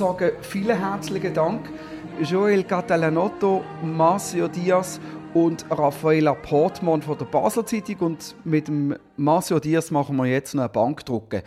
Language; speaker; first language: German; native; German